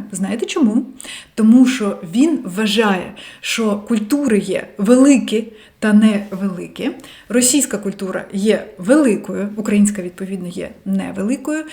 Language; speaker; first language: Ukrainian; non-native, local second language; Russian